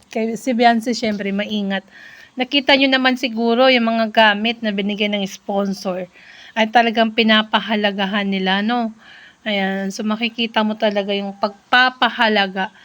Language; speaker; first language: Filipino; non-native, local second language; Iloko